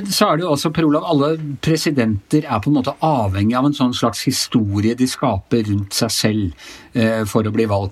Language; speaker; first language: Norwegian; native; Norwegian